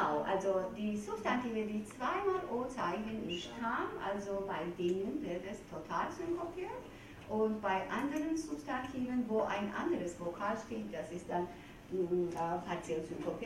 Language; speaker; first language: German; non-native, fluent; Georgian